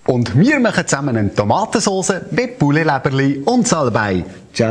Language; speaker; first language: German; native; German